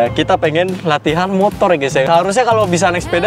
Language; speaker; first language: Indonesian; native; Indonesian